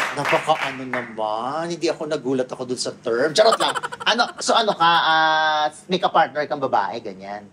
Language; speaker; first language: Filipino; native; Filipino